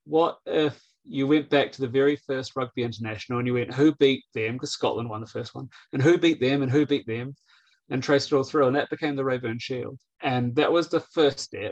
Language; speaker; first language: English; native; English